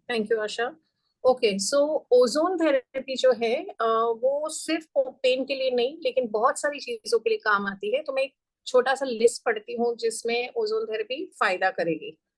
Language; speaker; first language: Hindi; non-native, local second language; Gujarati